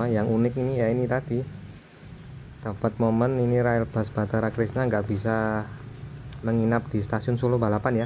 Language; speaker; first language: Indonesian; native; Indonesian